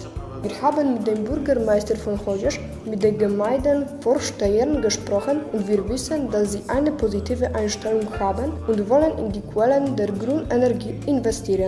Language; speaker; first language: German; non-native, learner; Polish